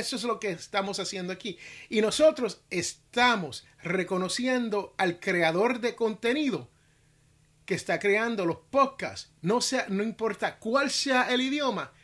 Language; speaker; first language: Spanish; native; Spanish